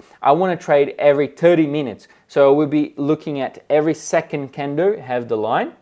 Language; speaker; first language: English; non-native, fluent; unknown